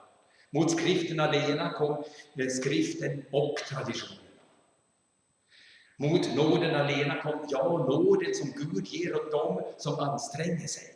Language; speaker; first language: Swedish; non-native, fluent; German